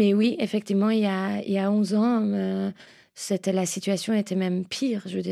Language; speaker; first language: French; non-native, fluent; Persian